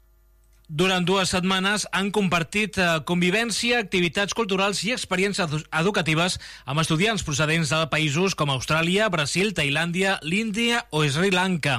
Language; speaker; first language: Catalan; native; Catalan